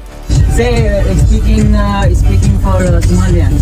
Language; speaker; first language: English; non-native, learner; Bangla